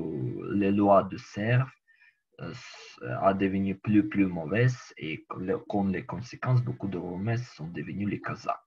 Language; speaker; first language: French; non-native, learner; Ukrainian